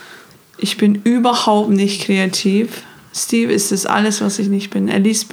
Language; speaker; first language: German; non-native, fluent; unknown